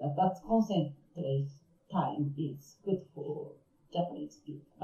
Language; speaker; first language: English; non-native, learner; Japanese